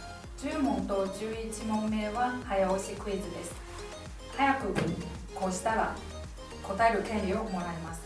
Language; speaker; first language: Japanese; non-native, fluent; Chinese